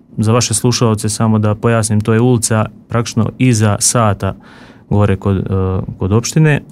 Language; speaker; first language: Croatian; native; Croatian